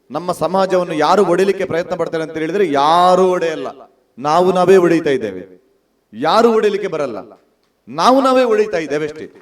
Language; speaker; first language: Kannada; non-native, local second language; Tulu